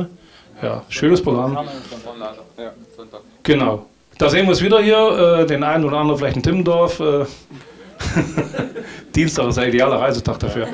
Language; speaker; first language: German; native; German